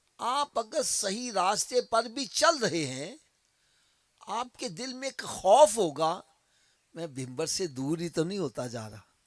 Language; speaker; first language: Urdu; non-native, local second language; Punjabi